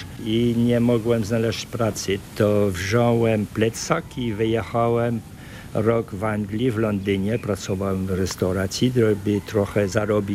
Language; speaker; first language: Polish; early bilingual, heritage; French